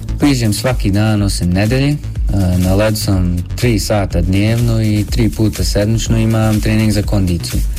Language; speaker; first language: Bosnian; early bilingual, heritage; Bosnian